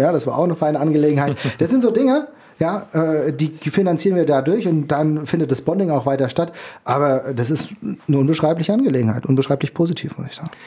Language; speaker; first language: German; native; German